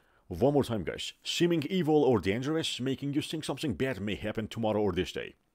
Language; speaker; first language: English; non-native, fluent; Persian